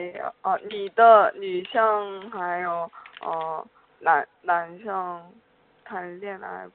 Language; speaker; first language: Chinese; non-native, learner; Korean